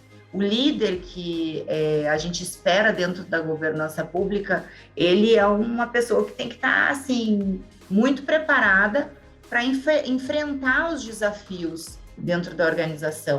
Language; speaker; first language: Portuguese; native; Portuguese